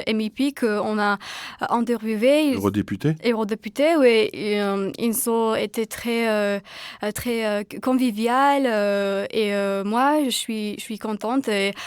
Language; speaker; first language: French; non-native, fluent; Georgian